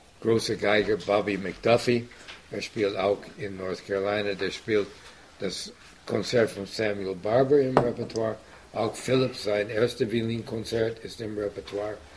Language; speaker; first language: German; non-native, fluent; English